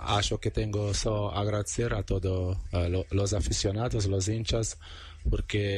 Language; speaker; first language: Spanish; non-native, learner; Portuguese